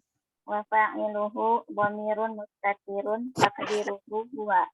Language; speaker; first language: Arabic; non-native, learner; Indonesian